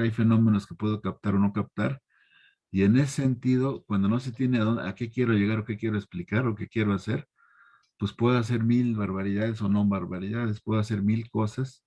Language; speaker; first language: Spanish; native; Spanish